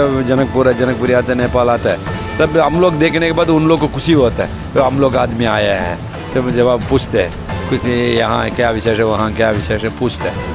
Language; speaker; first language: Hindi; non-native, local second language; Tamil